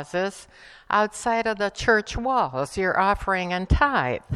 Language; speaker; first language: English; non-native, fluent; Spanish